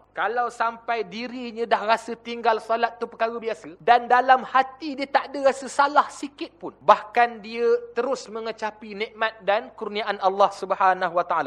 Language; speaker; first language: Malay; native; Malay